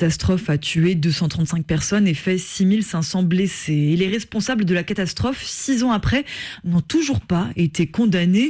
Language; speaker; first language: French; native; French